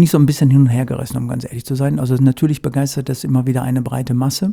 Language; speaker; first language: German; native; German